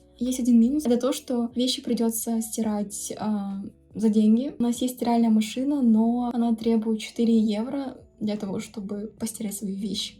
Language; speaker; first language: Russian; early bilingual, heritage; Russian